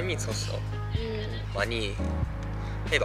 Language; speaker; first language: Korean; non-native, fluent; Japanese